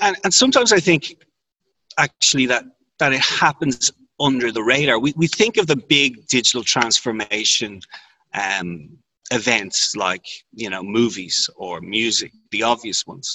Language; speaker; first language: English; native; English